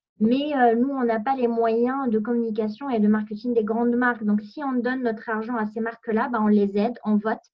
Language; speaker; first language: French; non-native, local second language; Arabic